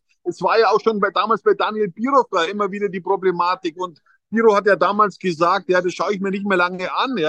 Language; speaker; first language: German; native; German